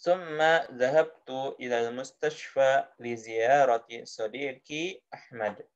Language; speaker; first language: Arabic; non-native, fluent; Indonesian